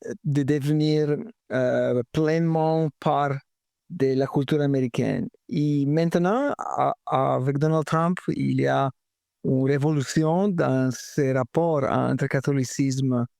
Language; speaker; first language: French; non-native, fluent; Italian